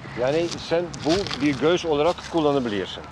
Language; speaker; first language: Turkish; non-native, fluent; Dutch